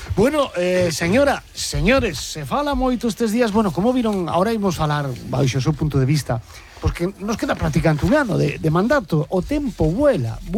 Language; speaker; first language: Galician; non-native, local second language; Spanish